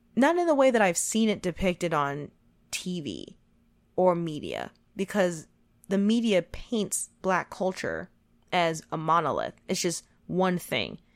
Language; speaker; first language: English; native; English